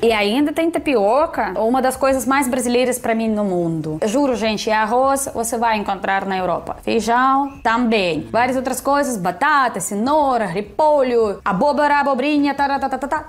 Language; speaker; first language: Portuguese; non-native, fluent; Russian